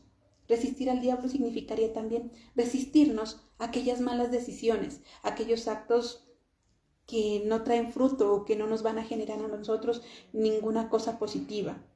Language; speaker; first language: Spanish; native; Spanish